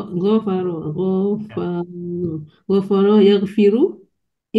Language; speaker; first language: Arabic; non-native, learner; Indonesian